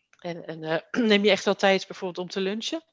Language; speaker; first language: Dutch; native; Dutch